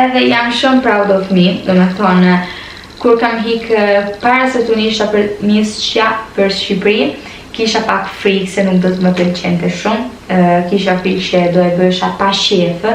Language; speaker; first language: Albanian; early bilingual, heritage; Albanian